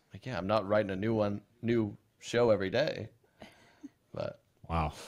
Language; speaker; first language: English; native; English